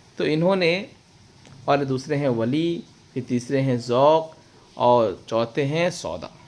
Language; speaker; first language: Urdu; native; Urdu